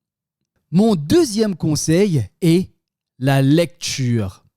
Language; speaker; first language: French; native; French